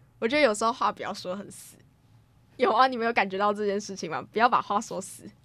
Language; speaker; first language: Chinese; native; Chinese